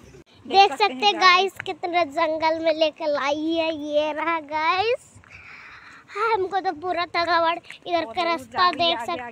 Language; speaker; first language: Hindi; non-native, local second language; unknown